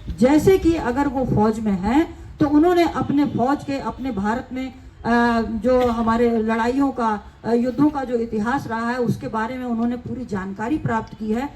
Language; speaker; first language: Hindi; native; Hindi